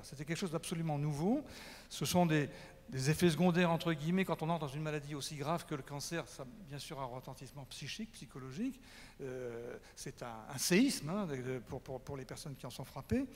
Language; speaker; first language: French; native; French